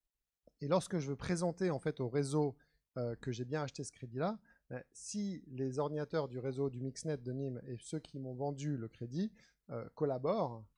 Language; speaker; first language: French; native; French